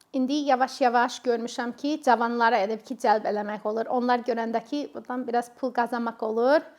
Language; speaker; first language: Azerbaijani; non-native, fluent; English